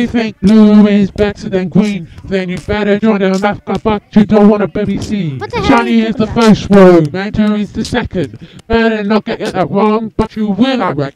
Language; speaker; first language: English; native; English